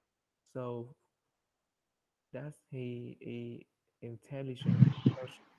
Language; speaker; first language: English; non-native, learner; Vietnamese